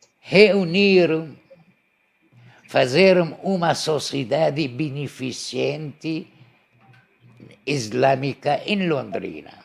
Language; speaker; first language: Portuguese; non-native, learner; Arabic